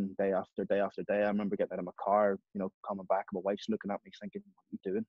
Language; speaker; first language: English; native; English